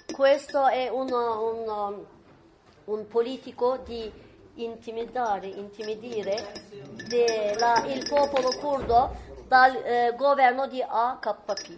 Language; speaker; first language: Italian; non-native, fluent; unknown